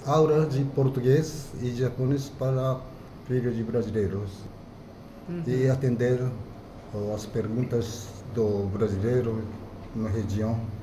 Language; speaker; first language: Portuguese; non-native, fluent; Japanese